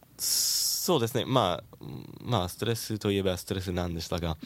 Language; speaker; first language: Japanese; non-native, learner; English